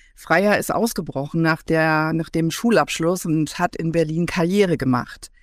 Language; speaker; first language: German; native; German